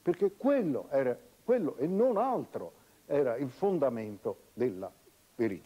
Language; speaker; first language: Italian; native; Italian